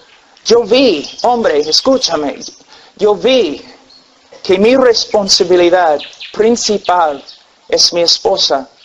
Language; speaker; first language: Spanish; non-native, fluent; English